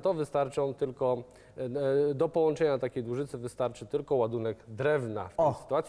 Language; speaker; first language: Polish; native; Polish